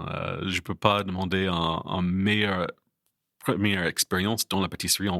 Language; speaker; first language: French; non-native, fluent; English